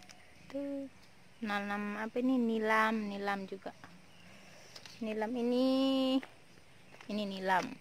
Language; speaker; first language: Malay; non-native, local second language; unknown